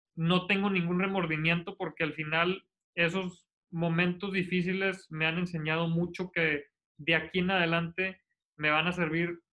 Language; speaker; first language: Spanish; native; Spanish